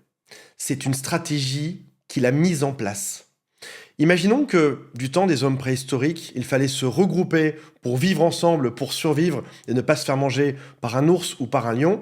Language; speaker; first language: French; native; French